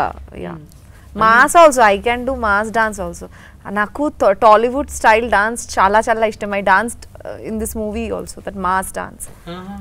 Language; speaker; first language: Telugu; non-native, learner; Bangla